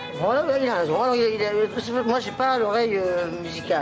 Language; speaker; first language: French; native; French